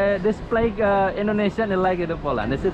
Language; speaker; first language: English; non-native, learner; Indonesian